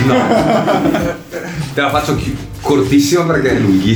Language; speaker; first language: Italian; native; Italian